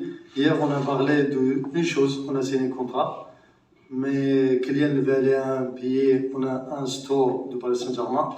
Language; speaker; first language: French; non-native, learner; Arabic